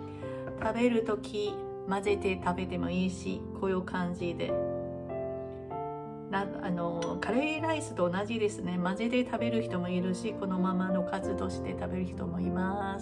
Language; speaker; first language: Japanese; non-native, fluent; Chinese